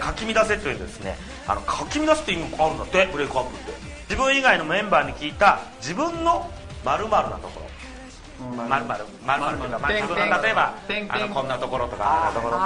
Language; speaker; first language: Japanese; native; Japanese